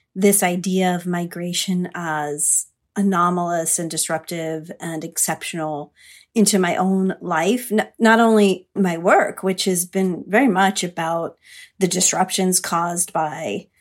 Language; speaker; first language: English; early bilingual, other home language; Hindi